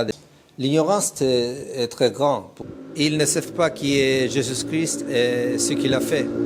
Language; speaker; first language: French; non-native, fluent; Italian